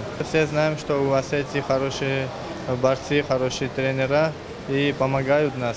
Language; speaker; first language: Russian; non-native, learner; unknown